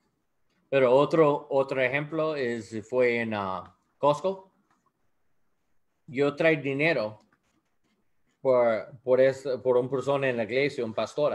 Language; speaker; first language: Spanish; non-native, learner; English